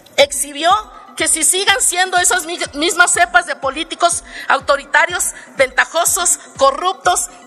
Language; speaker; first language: Spanish; native; Spanish